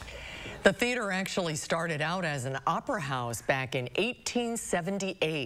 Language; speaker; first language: English; native; English